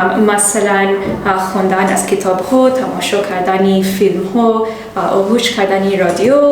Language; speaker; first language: Persian; non-native, learner; English